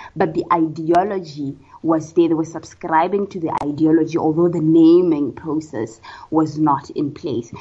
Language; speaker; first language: English; non-native, local second language; Tswana